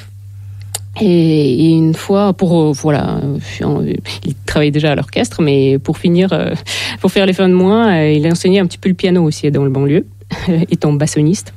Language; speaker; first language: French; non-native, fluent; Russian